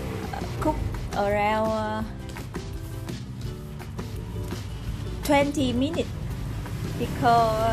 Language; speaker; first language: English; non-native, learner; Vietnamese